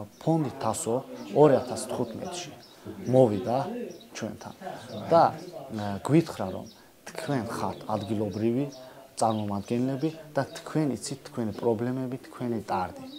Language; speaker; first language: Georgian; non-native, local second language; Azerbaijani